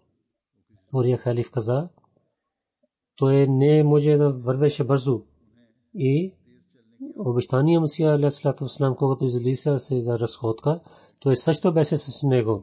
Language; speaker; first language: Bulgarian; non-native, fluent; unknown